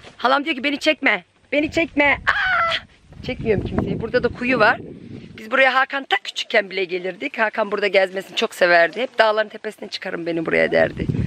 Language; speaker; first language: Turkish; native; Turkish